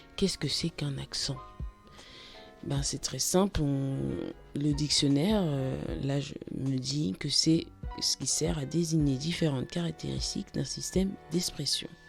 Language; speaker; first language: French; native; French